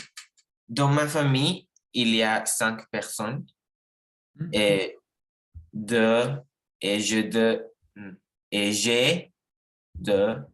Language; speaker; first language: French; non-native, learner; Spanish